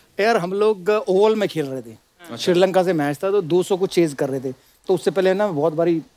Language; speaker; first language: Hindi; native; Hindi